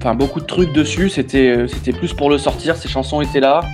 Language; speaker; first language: French; native; French